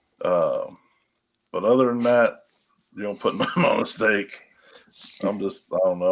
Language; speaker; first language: English; native; English